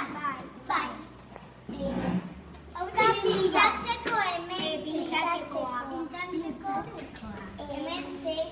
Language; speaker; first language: Basque; non-native, local second language; Spanish